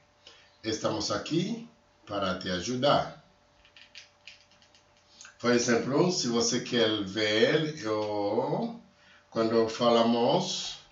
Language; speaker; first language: Portuguese; non-native, learner; Haitian Creole